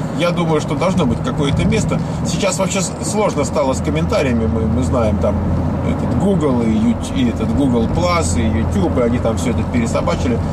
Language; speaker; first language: Russian; native; Russian